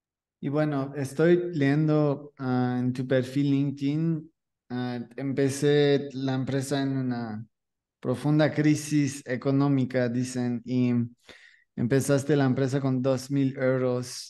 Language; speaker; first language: Spanish; non-native, learner; French